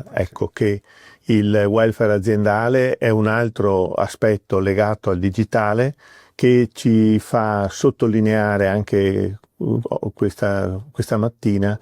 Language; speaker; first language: Italian; native; Italian